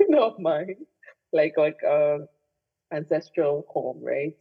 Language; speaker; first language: English; non-native, local second language; Igbo